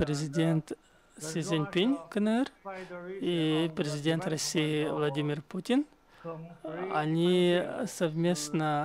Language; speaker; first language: Russian; non-native, fluent; Chinese